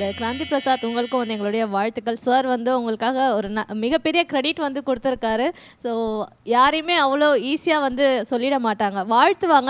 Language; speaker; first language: Tamil; native; Tamil